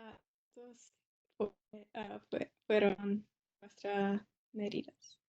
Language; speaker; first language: Spanish; non-native, learner; English